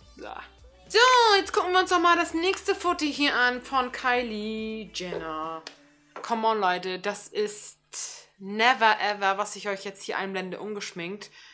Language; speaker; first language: German; early bilingual, other home language; Turkish